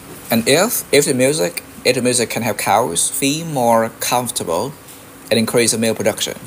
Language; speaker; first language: English; non-native, fluent; Vietnamese